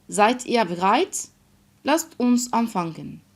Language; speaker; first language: German; non-native, fluent; Arabic